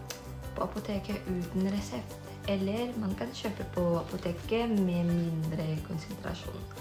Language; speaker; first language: Norwegian; non-native, fluent; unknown